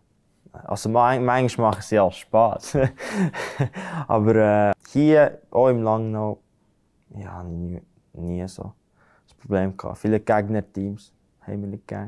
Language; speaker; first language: German; non-native, fluent; Latvian